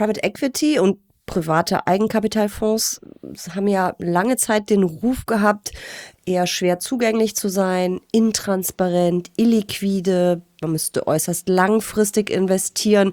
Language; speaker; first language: German; native; German